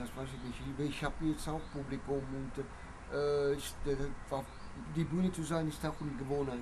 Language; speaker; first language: German; non-native, fluent; Italian